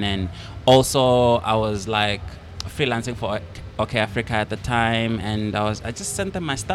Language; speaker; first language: English; non-native, local second language; Swati